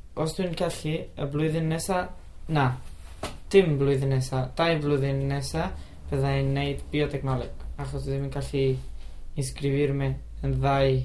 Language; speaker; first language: Welsh; non-native, learner; Spanish